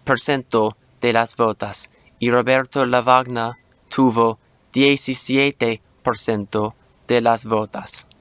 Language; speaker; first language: Spanish; non-native, learner; English